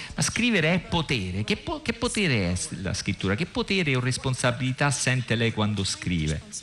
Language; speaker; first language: Italian; native; Italian